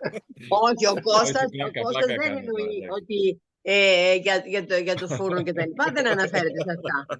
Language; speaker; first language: Greek; native; Greek